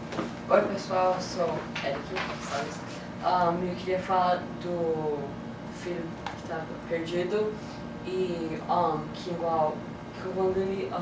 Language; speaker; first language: Portuguese; early bilingual, heritage; English